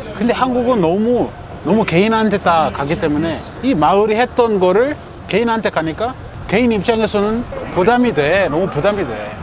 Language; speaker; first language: Korean; non-native, fluent; English